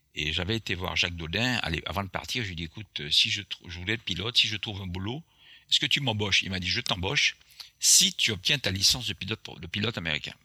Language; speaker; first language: French; non-native, local second language; Guadeloupean Creole French